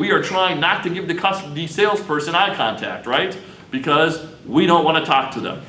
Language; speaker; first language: English; native; English